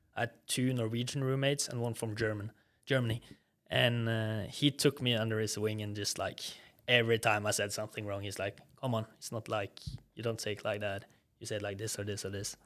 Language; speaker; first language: English; non-native, fluent; Norwegian